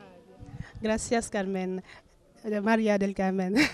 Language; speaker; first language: Spanish; non-native, learner; French